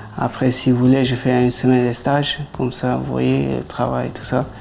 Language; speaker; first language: French; non-native, learner; Persian